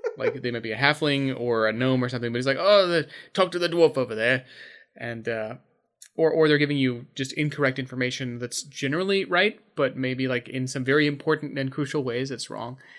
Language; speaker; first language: English; native; English